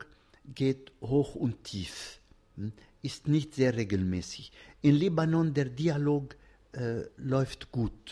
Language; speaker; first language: German; non-native, fluent; Arabic